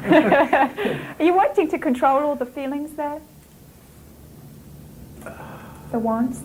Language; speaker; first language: English; native; English